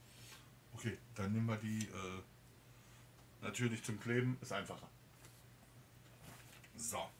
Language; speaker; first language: German; native; German